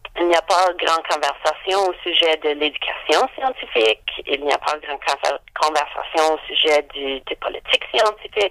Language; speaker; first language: French; non-native, learner; English